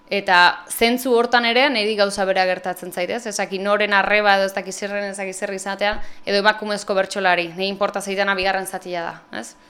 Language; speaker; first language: Basque; native; Basque